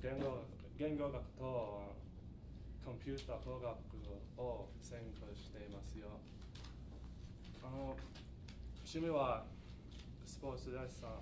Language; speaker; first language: Japanese; non-native, learner; English